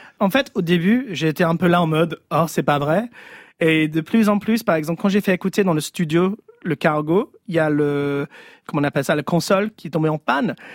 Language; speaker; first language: French; early bilingual, other home language; English